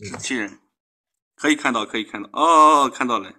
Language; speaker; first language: Chinese; native; Chinese